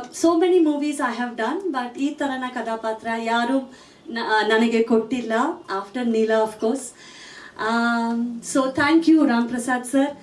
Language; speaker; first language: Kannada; non-native, fluent; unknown